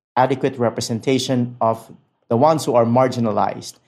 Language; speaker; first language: English; non-native, local second language; Filipino